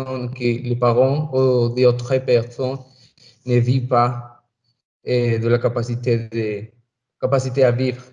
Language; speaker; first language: French; non-native, learner; Spanish